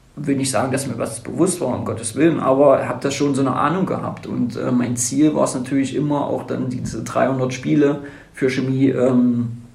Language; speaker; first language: German; native; German